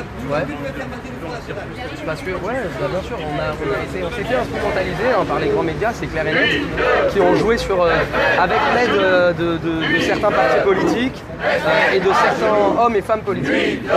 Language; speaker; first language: French; native; French